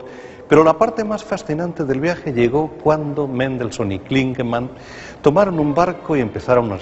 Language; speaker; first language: Spanish; native; Spanish